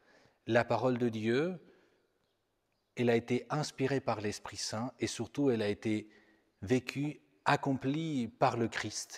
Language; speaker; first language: French; non-native, fluent; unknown